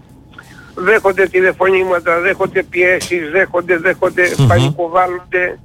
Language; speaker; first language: Greek; native; Greek